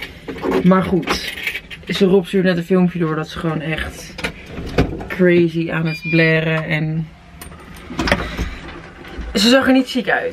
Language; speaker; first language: Dutch; native; Dutch